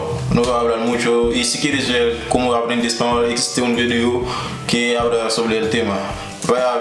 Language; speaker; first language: Spanish; non-native, fluent; Haitian Creole